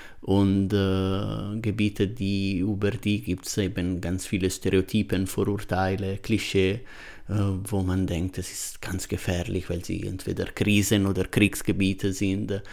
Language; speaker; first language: German; non-native, fluent; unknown